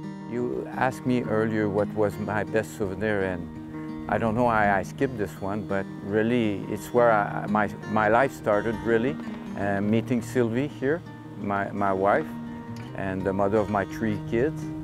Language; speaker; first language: English; non-native, fluent; French